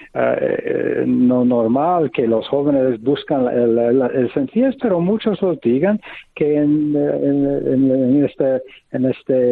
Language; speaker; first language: Spanish; non-native, fluent; English